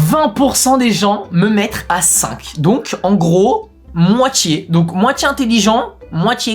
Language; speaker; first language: French; native; French